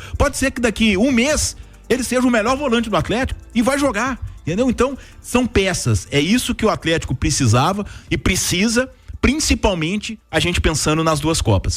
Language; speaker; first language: Portuguese; native; Portuguese